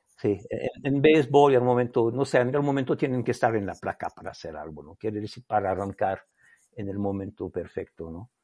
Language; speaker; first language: Spanish; non-native, fluent; French